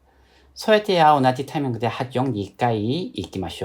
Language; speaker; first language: Japanese; non-native, fluent; Korean